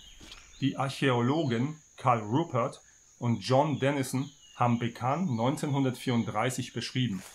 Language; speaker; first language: German; native; German